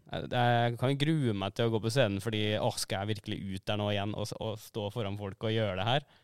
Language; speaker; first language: Norwegian; native; Norwegian